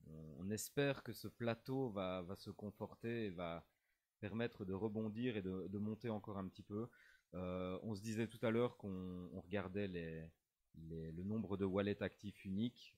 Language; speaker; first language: French; native; French